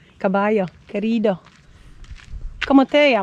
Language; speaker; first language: Spanish; non-native, learner; Polish